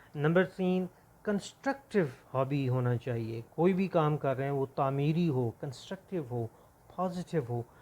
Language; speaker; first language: Urdu; non-native, local second language; Punjabi